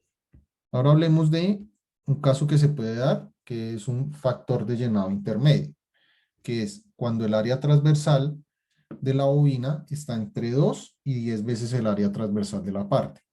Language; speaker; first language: Spanish; native; Spanish